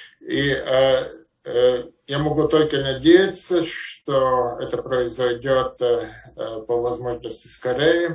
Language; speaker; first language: Russian; non-native, fluent; Latvian